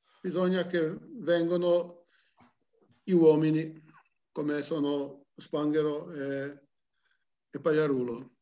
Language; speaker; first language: Italian; non-native, local second language; Slovenian